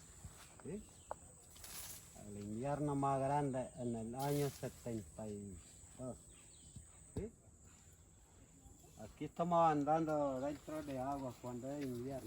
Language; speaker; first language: Spanish; non-native, local second language; Ticuna